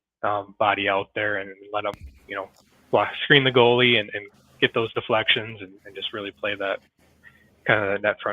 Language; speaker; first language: English; native; English